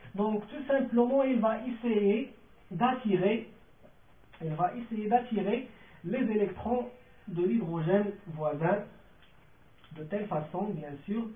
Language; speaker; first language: French; non-native, local second language; Arabic